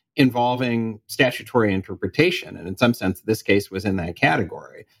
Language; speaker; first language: English; native; English